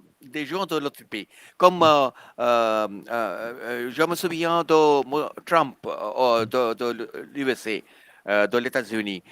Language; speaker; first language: French; non-native, fluent; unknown